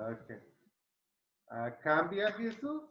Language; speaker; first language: Spanish; early bilingual, heritage; Spanish